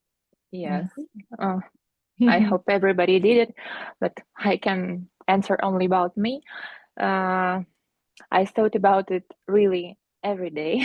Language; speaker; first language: English; non-native, fluent; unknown